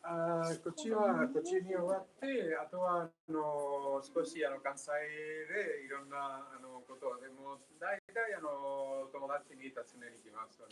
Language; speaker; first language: Japanese; non-native, learner; Spanish